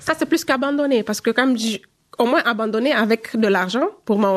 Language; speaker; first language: French; non-native, local second language; Fula